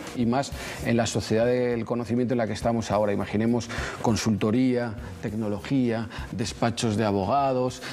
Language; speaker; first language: Spanish; native; Spanish